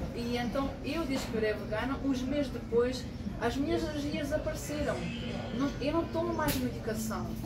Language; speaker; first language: Portuguese; non-native, fluent; Ukrainian